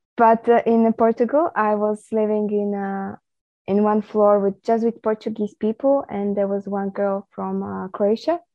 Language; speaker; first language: English; non-native, fluent; Slovak